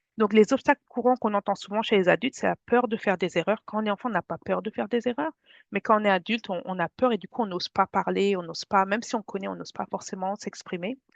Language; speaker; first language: French; native; French